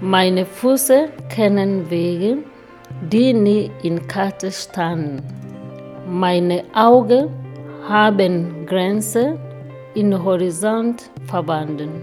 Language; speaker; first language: German; non-native, fluent; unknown